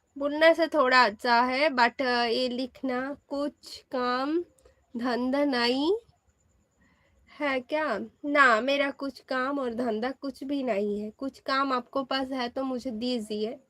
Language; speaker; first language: Hindi; non-native, learner; Bangla